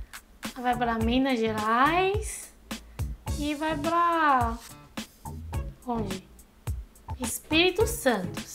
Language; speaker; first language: Portuguese; non-native, learner; Chinese